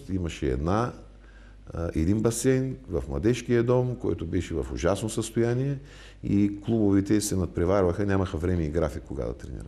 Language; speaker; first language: Bulgarian; native; Bulgarian